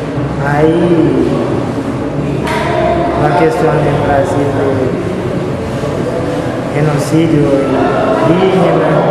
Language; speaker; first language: Spanish; non-native, learner; Portuguese